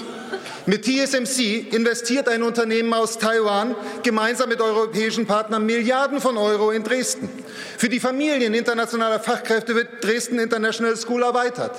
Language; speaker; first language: German; native; German